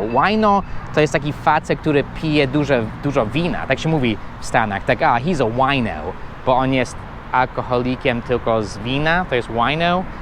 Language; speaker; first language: Polish; non-native, fluent; English